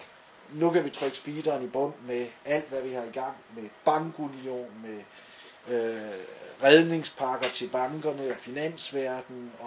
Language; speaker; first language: Danish; native; Danish